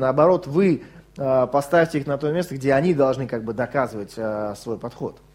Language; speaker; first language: Russian; native; Russian